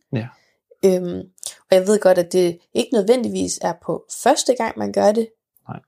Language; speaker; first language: Danish; early bilingual, other home language; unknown